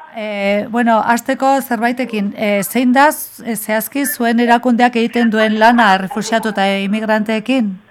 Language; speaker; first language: Basque; native; Basque